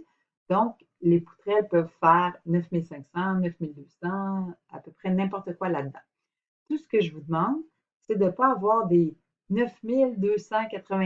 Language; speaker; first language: French; native; French